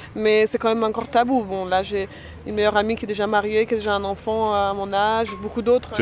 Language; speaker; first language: French; non-native, fluent; Persian